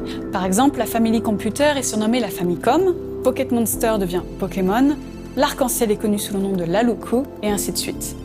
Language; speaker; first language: French; native; French